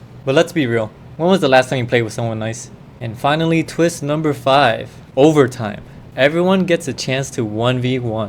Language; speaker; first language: English; native; English